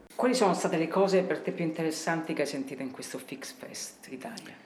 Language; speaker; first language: Italian; native; Italian